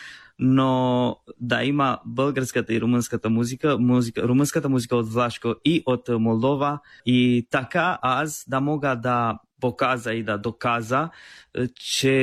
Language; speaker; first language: Bulgarian; non-native, fluent; Romanian